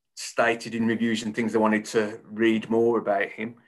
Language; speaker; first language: English; native; English